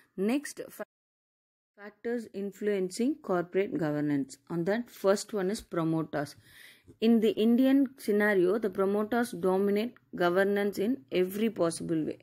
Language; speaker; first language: English; non-native, local second language; Tamil